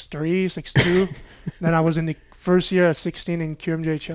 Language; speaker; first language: English; non-native, fluent; French